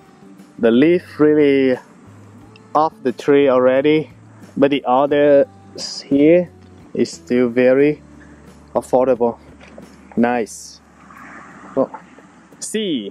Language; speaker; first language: English; non-native, fluent; Vietnamese